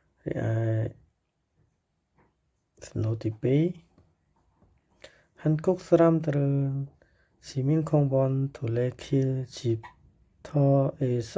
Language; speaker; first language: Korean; non-native, fluent; Khmer